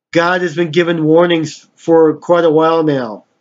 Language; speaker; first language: English; native; English